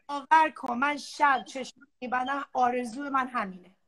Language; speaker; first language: Persian; early bilingual, heritage; Persian